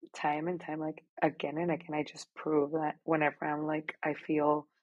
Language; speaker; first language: English; non-native, fluent; Spanish